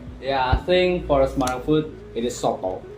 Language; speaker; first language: English; non-native, learner; Javanese